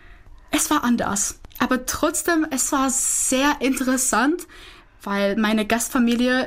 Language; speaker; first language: German; non-native, fluent; Czech